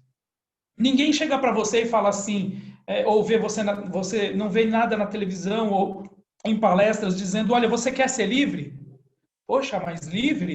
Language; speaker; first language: Portuguese; native; Portuguese